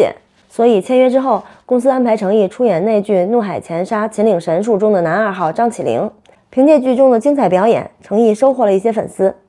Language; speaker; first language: Chinese; native; Chinese